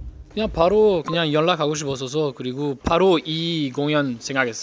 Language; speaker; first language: Korean; non-native, learner; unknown